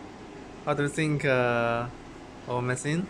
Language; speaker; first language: English; non-native, learner; Chinese